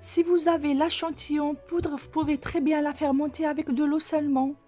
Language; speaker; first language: French; non-native, local second language; Arabic